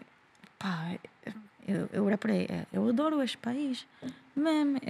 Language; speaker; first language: Portuguese; non-native, learner; English